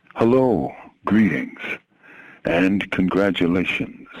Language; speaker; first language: English; native; English